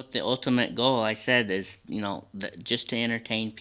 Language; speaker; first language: English; native; English